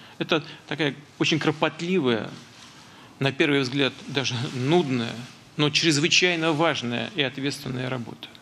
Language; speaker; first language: Russian; native; Russian